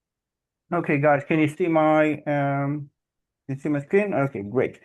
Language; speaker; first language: English; non-native, fluent; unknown